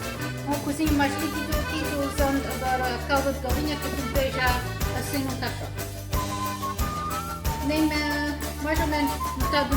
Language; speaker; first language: Portuguese; early bilingual, heritage; Portuguese